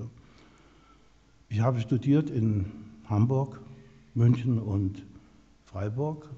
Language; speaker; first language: German; native; German